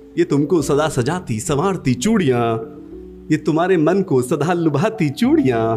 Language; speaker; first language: Hindi; native; Hindi